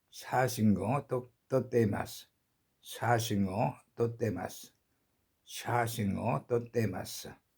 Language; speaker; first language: Japanese; non-native, learner; Korean